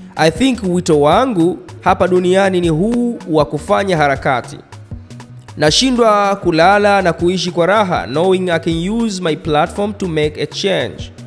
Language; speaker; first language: Swahili; native; Swahili